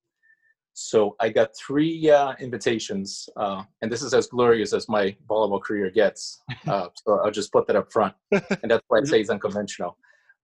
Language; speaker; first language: English; non-native, fluent; Portuguese